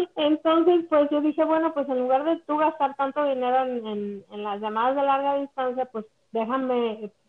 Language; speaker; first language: Spanish; native; Spanish